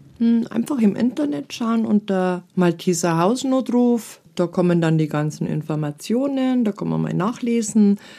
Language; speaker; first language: German; native; German